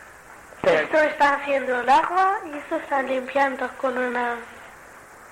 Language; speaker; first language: Spanish; non-native, learner; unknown